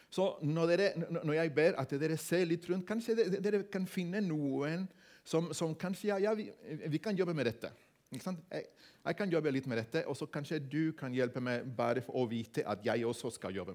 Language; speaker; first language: Norwegian; non-native, fluent; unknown